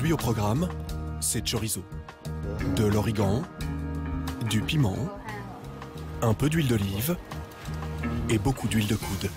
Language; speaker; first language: French; native; French